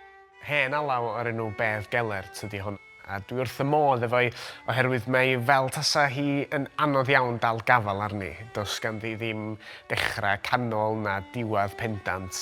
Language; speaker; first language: Welsh; native; Welsh